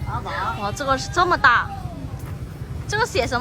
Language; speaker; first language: Chinese; non-native, learner; Vietnamese